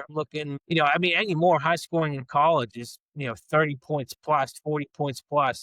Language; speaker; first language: English; native; English